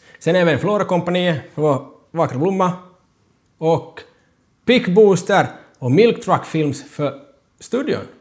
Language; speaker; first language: Swedish; native; Swedish